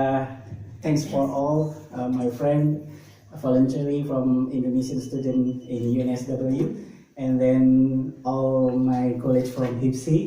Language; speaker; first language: English; non-native, learner; Indonesian